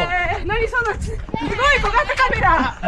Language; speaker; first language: Japanese; native; Japanese